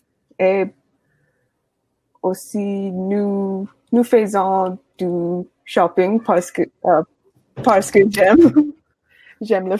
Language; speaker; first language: French; non-native, learner; English